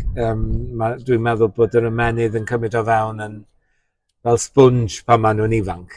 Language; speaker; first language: Welsh; native; Welsh